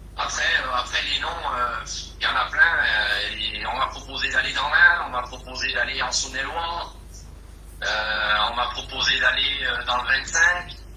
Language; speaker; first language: French; early bilingual, other home language; Portuguese